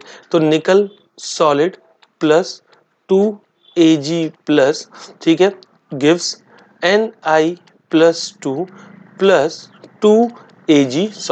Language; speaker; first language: Hindi; native; Hindi